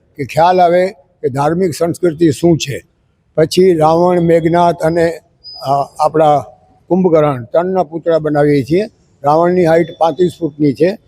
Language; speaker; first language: Gujarati; non-native, local second language; Sindhi